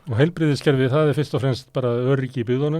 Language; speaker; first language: Icelandic; native; Icelandic